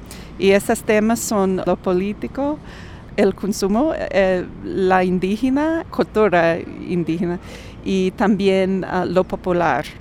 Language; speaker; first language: Spanish; non-native, fluent; English